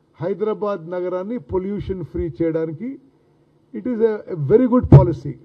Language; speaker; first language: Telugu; native; Telugu